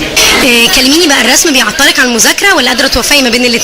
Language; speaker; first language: Arabic; native; Arabic